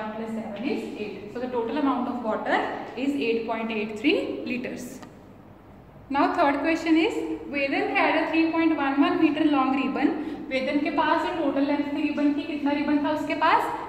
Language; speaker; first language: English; non-native, local second language; Hindi